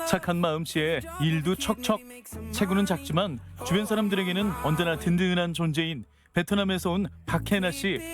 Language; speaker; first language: Korean; native; Korean